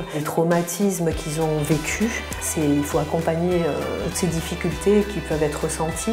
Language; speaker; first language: French; native; French